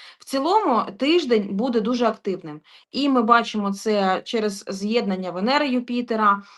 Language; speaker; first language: Ukrainian; non-native, local second language; Russian